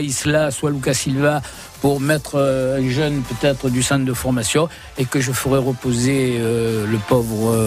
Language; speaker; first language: French; native; French